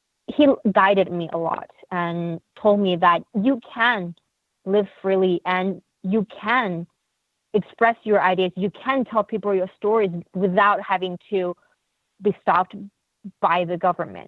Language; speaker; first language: English; non-native, fluent; Uyghur